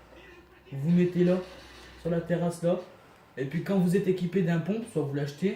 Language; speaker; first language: French; native; French